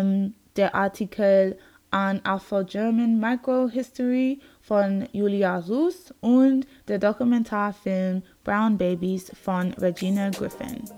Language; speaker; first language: German; non-native, learner; English